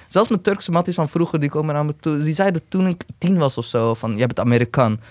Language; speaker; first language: Dutch; early bilingual, other home language; Turkish